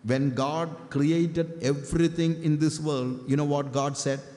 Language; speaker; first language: English; non-native, local second language; Malayalam